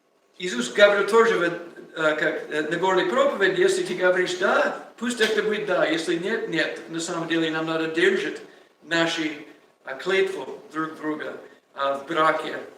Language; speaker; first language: Russian; non-native, learner; English